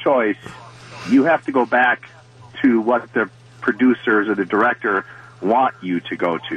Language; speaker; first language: English; native; English